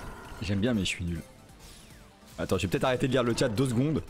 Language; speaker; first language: French; native; French